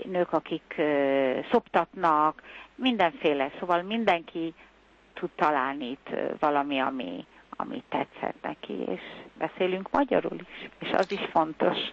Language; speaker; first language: Hungarian; early bilingual, heritage; Hungarian